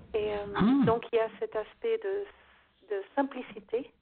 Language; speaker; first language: French; non-native, fluent; Portuguese